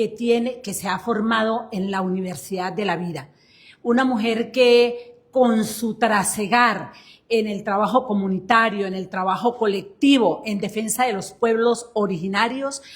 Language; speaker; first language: Spanish; native; Spanish